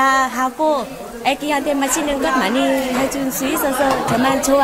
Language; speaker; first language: Korean; non-native, learner; Vietnamese